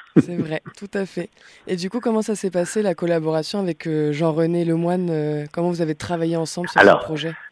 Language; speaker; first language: French; native; French